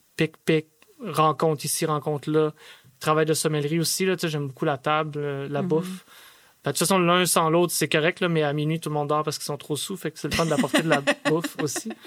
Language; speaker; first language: French; native; French